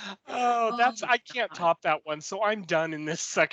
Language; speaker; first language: English; native; English